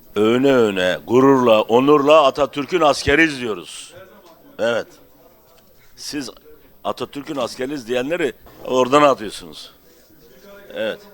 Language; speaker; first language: Turkish; native; Turkish